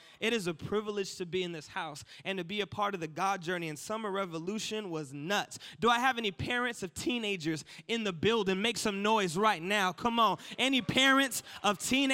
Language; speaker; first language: English; native; English